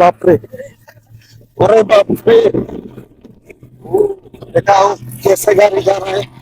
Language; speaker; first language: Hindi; non-native, learner; Bangla